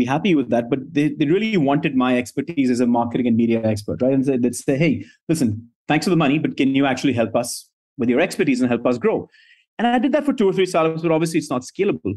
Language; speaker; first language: English; non-native, local second language; Hindi